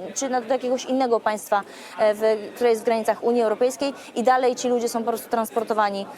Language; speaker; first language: Polish; native; Polish